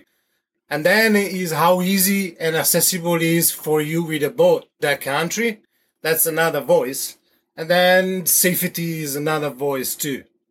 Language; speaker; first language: English; non-native, fluent; Italian